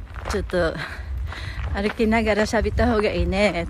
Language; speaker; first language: Japanese; non-native, fluent; Filipino